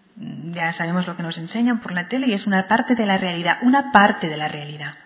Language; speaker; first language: Spanish; non-native, local second language; Catalan